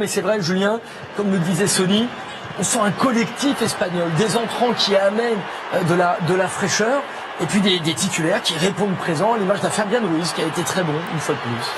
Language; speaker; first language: French; native; French